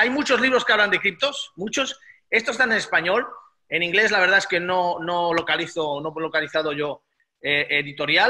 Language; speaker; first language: Spanish; native; Spanish